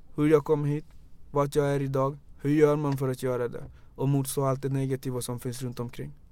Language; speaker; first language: Swedish; early bilingual, other home language; Wolof